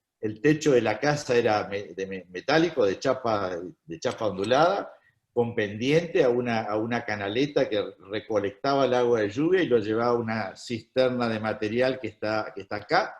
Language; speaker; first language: Spanish; native; Spanish